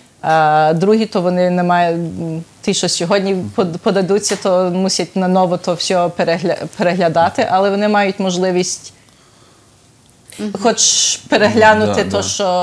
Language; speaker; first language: Ukrainian; early bilingual, heritage; Ukrainian